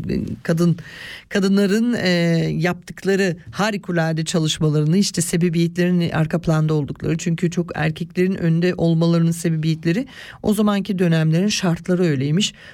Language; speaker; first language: Turkish; early bilingual, other home language; Swiss German